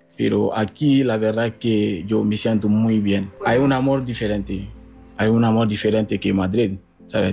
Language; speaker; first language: Spanish; non-native, learner; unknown